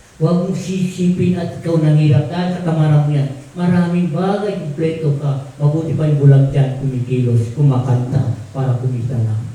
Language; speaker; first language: Filipino; non-native, local second language; Tausug